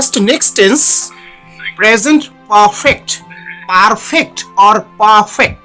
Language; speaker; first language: English; non-native, learner; Bangla